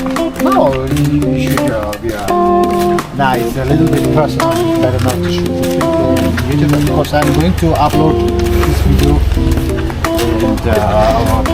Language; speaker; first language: English; non-native, fluent; Tibetan